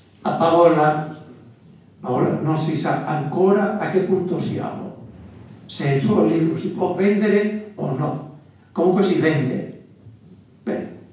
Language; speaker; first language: Italian; non-native, fluent; Basque